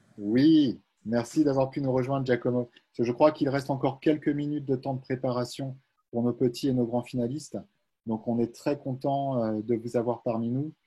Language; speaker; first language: French; native; French